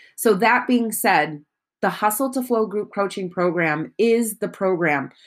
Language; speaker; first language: English; native; English